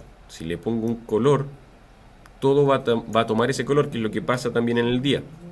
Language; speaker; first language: Spanish; native; Spanish